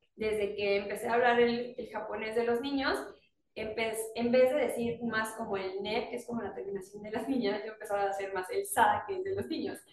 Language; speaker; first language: Spanish; native; Spanish